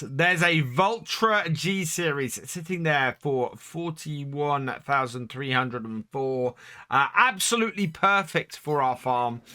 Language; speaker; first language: English; native; English